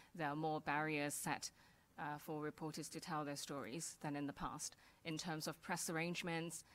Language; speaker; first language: English; non-native, local second language; Cantonese